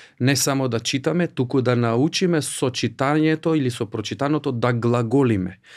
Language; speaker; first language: Macedonian; native; Macedonian